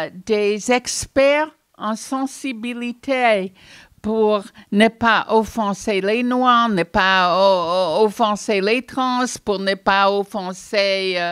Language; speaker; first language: French; non-native, fluent; English